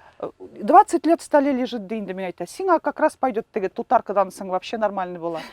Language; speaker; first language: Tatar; non-native, local second language; Russian